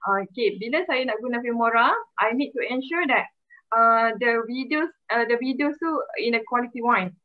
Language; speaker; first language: English; non-native, local second language; Malay